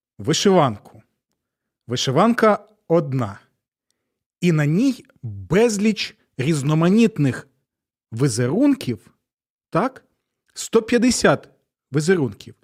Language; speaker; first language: Ukrainian; native; Ukrainian